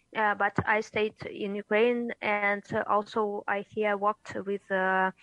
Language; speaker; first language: English; early bilingual, other home language; Russian